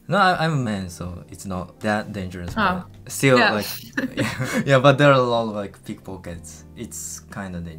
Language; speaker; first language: English; non-native, fluent; Japanese